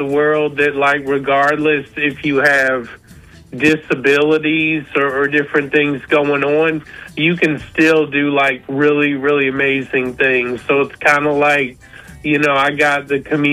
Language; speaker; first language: English; native; English